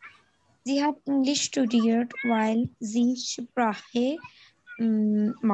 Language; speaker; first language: German; non-native, learner; Urdu